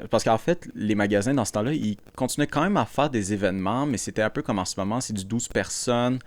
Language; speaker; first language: French; native; French